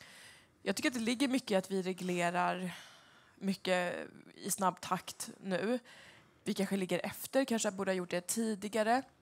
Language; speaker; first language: Swedish; native; Swedish